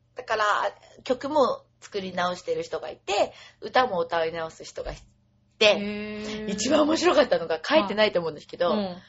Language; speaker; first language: Japanese; native; Japanese